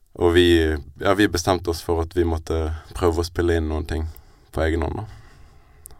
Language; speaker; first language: Norwegian; native; Norwegian